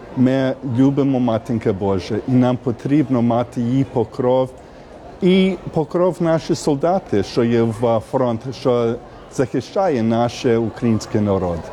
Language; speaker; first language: Ukrainian; early bilingual, heritage; Ukrainian